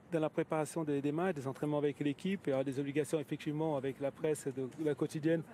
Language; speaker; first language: French; native; French